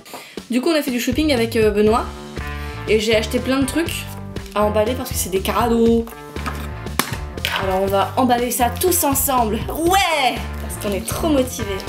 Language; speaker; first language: French; native; French